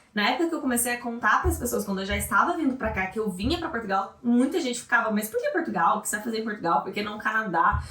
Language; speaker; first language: Portuguese; native; Portuguese